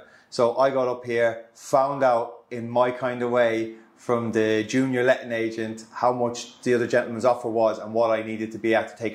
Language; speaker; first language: English; native; English